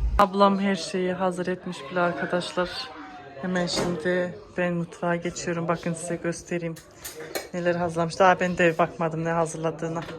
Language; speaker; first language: Turkish; early bilingual, heritage; Turkish